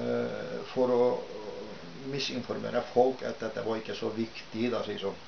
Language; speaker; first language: Norwegian; non-native, fluent; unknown